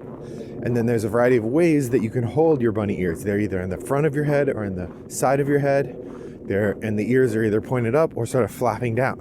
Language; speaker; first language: English; native; English